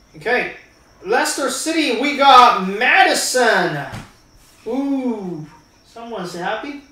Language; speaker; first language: English; non-native, fluent; Chinese